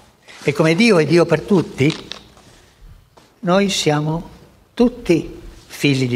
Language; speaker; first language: Italian; early bilingual, heritage; Spanish